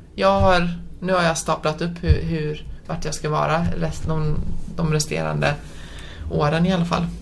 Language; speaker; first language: Swedish; early bilingual, other home language; Polish